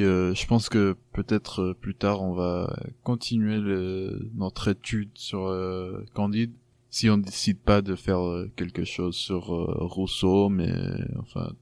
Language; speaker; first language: French; non-native, fluent; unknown